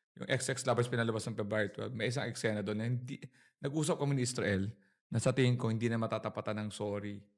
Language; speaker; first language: Filipino; native; Filipino